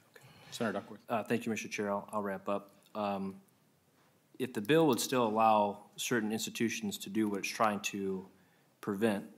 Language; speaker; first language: English; native; English